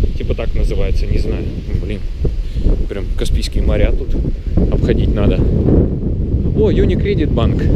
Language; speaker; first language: Russian; early bilingual, heritage; Russian